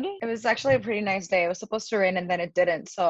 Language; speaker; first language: English; early bilingual, other home language; Spanish